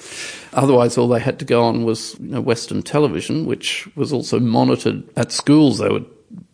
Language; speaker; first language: English; native; English